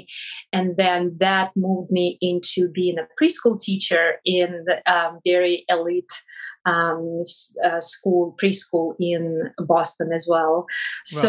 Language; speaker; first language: English; non-native, fluent; Russian